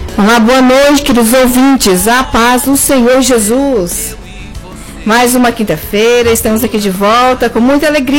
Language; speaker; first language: Portuguese; native; Portuguese